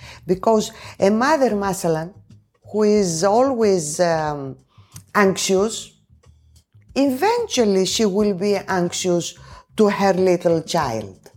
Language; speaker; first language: English; non-native, fluent; Greek